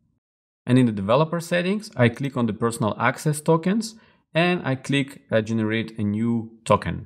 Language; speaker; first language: English; non-native, fluent; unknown